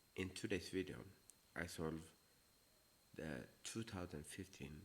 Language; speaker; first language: English; non-native, local second language; Amharic